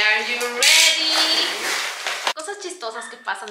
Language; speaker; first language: Spanish; native; Spanish